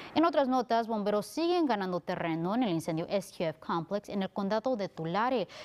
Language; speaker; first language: Spanish; early bilingual, heritage; Spanish